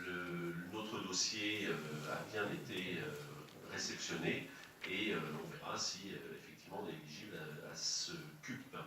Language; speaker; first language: French; native; French